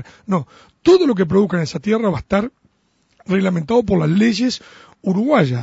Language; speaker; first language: Spanish; native; Spanish